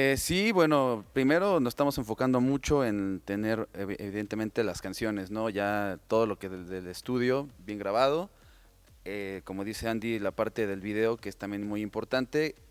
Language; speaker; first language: Spanish; native; Spanish